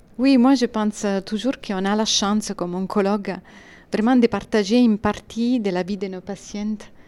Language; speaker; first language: French; non-native, fluent; Italian